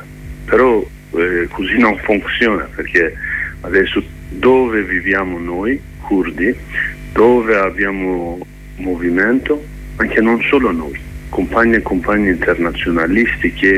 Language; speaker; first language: Italian; non-native, learner; Kurdish